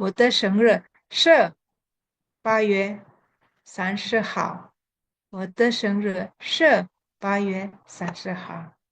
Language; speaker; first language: Chinese; non-native, fluent; Indonesian